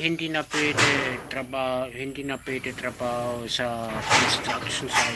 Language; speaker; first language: Filipino; non-native, learner; German